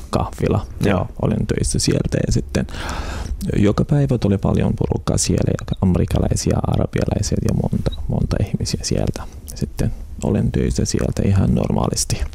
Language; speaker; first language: Finnish; non-native, learner; Arabic